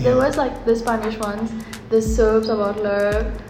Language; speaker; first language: English; non-native, fluent; Morisyen